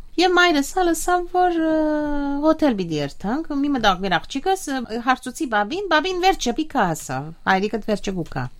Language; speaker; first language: Armenian; native; Armenian